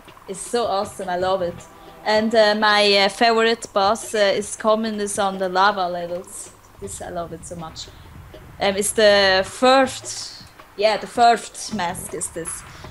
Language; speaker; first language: English; non-native, learner; German